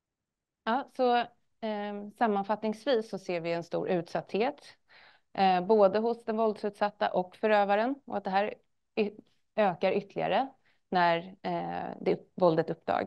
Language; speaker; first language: Swedish; native; Swedish